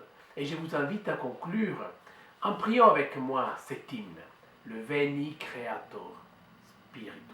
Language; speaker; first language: French; native; French